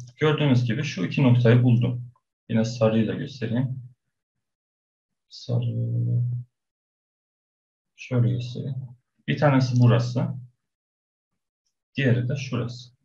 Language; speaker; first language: Turkish; non-native, fluent; Persian